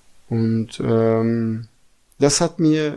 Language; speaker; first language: German; non-native, fluent; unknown